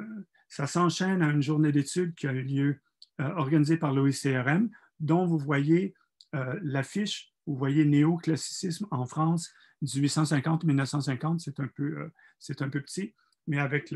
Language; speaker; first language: French; native; French